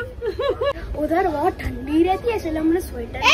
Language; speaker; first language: Hindi; non-native, local second language; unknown